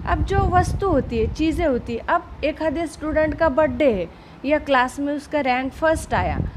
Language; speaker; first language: Hindi; non-native, local second language; Marathi